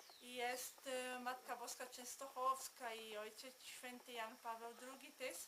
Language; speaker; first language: Polish; early bilingual, heritage; Polish